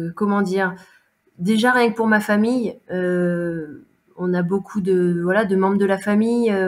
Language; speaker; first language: French; native; French